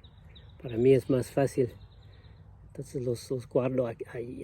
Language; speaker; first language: Spanish; non-native, fluent; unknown